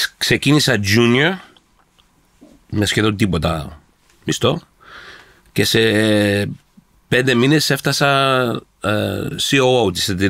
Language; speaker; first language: Greek; early bilingual, heritage; Greek